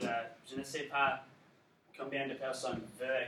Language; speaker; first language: French; non-native, learner; English